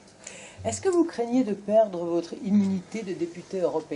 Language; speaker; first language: French; native; French